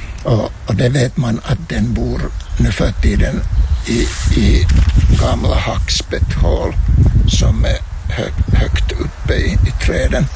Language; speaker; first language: Swedish; non-native, local second language; Finnish